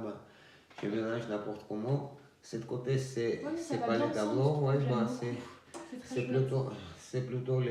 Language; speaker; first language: French; non-native, fluent; Georgian